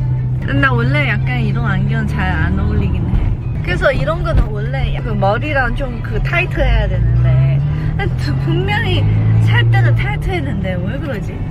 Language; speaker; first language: Korean; non-native, fluent; Chinese